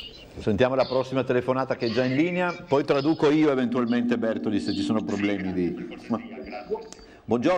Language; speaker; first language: Italian; native; Italian